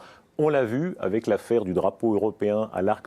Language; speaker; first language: French; native; French